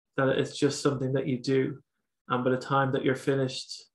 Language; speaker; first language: English; native; English